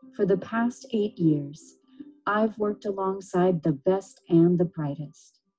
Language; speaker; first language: English; native; English